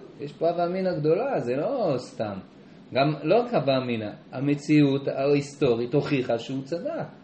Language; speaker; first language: Hebrew; native; Hebrew